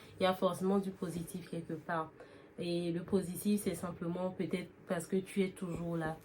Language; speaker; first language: French; native; French